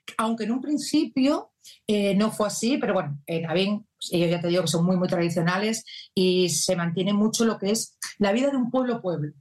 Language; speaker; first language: Spanish; native; Spanish